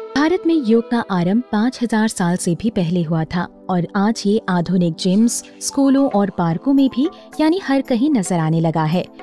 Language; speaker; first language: Hindi; native; Hindi